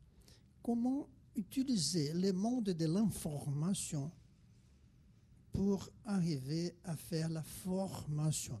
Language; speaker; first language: French; non-native, fluent; Portuguese